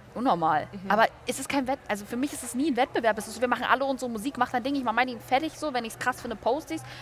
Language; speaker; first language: German; native; German